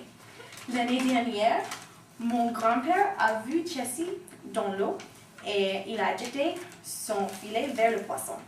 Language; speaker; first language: French; non-native, learner; English